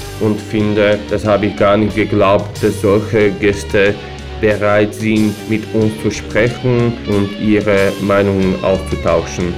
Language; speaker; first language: German; non-native, fluent; Slovak